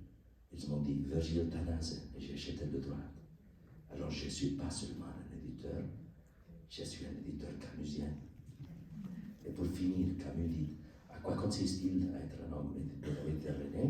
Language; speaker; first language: French; non-native, learner; Spanish